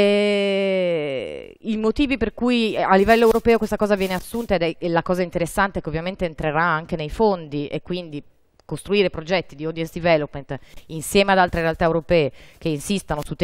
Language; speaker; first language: Italian; native; Italian